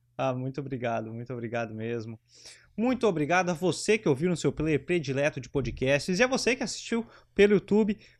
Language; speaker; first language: Portuguese; native; Portuguese